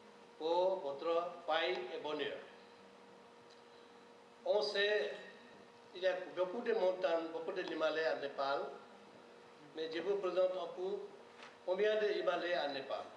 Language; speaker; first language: French; non-native, learner; Nepali